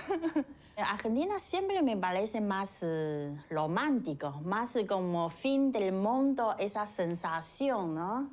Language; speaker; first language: Spanish; non-native, fluent; Chinese